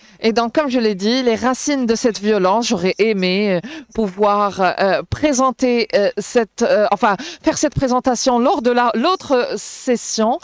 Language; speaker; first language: French; non-native, local second language; Arabic